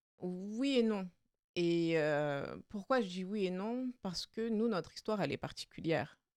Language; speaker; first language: French; early bilingual, other home language; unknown